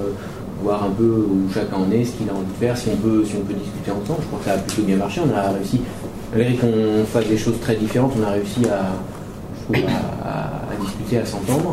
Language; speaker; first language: French; native; French